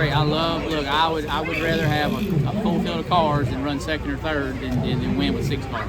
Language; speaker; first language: English; native; English